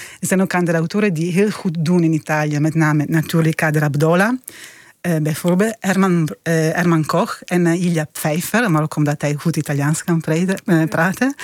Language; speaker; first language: Dutch; non-native, fluent; Italian